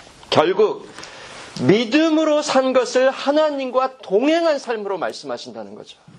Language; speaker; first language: Korean; native; Korean